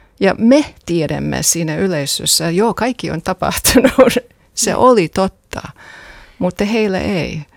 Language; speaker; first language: Finnish; non-native, fluent; English